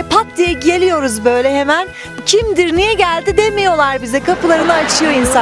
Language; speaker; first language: Turkish; native; Turkish